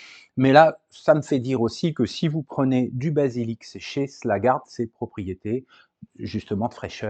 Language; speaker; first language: French; native; French